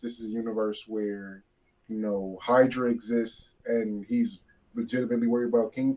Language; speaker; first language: English; native; English